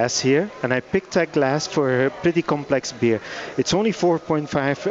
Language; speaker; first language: English; non-native, fluent; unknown